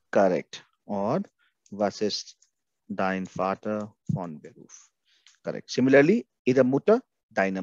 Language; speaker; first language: German; non-native, fluent; Hindi